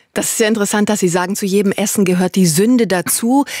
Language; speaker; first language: German; native; German